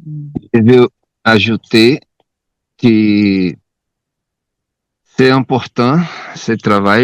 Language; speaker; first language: French; non-native, fluent; Portuguese